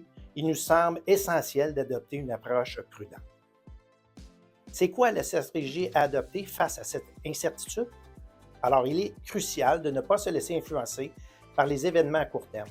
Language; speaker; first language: French; native; French